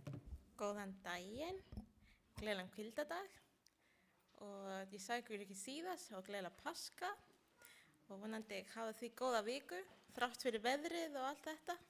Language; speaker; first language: Icelandic; non-native, learner; Spanish